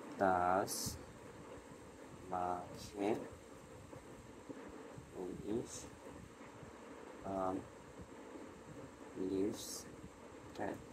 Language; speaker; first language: German; non-native, fluent; Bangla